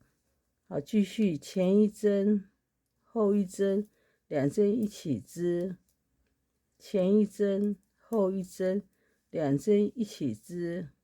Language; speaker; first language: Chinese; native; Chinese